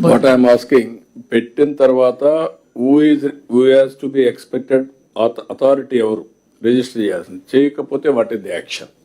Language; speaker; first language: Telugu; native; Telugu